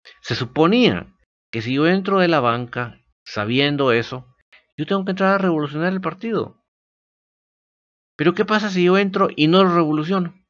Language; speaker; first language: Spanish; native; Spanish